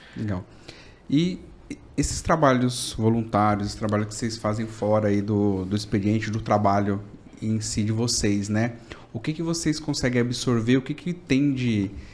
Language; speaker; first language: Portuguese; native; Portuguese